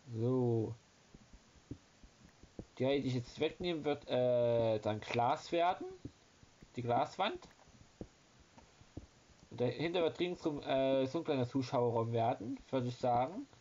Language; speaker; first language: German; native; German